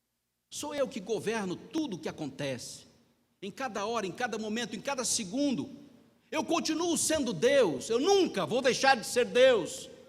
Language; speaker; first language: Portuguese; native; Portuguese